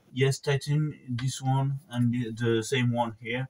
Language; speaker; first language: English; non-native, learner; French